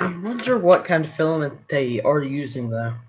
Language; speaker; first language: English; native; English